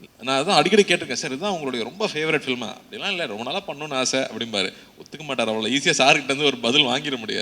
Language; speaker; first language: Tamil; native; Tamil